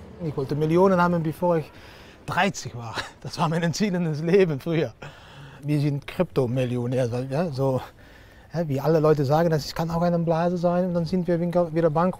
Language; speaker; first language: German; non-native, learner; Dutch